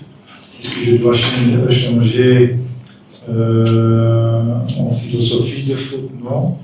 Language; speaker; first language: French; non-native, local second language; Dutch